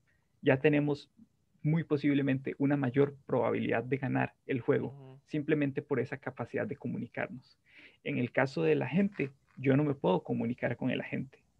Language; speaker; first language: Spanish; native; Spanish